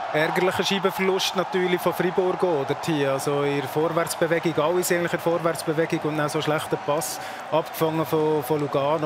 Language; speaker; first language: German; native; German